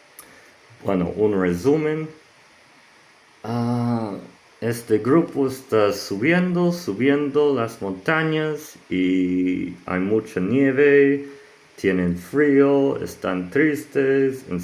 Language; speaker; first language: Spanish; non-native, learner; English